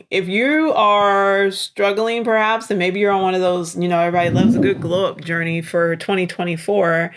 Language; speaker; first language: English; native; English